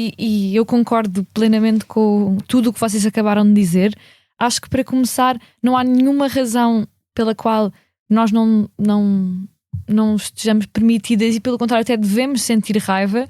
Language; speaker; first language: Portuguese; native; Portuguese